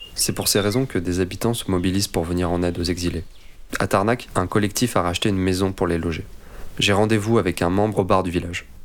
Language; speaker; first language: French; native; French